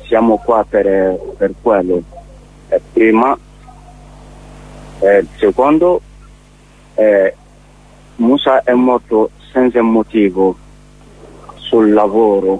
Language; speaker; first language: Italian; non-native, learner; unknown